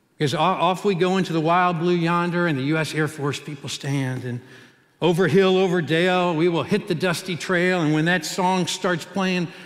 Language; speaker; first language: English; native; English